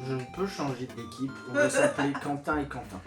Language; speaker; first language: French; native; French